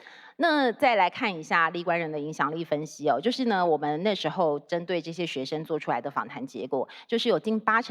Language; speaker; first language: Chinese; native; Chinese